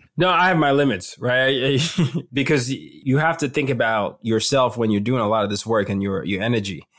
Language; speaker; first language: English; non-native, local second language; Yoruba